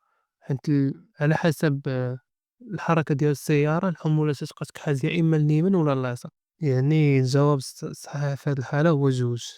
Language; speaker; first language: Arabic; native; Arabic